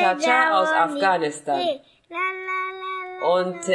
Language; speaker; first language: German; non-native, fluent; Persian